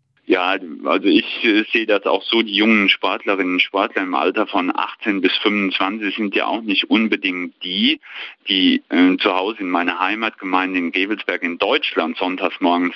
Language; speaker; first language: German; native; German